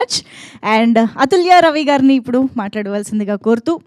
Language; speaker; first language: Telugu; native; Telugu